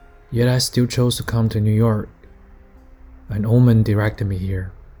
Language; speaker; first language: English; non-native, fluent; Chinese